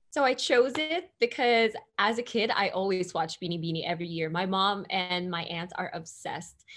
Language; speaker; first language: English; non-native, local second language; Filipino